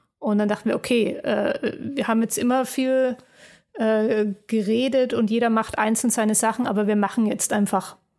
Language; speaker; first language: German; native; German